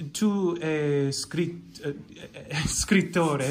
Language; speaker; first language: Italian; non-native, learner; English